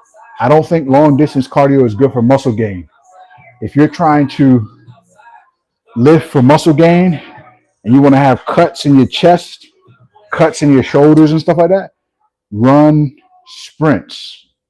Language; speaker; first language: English; native; English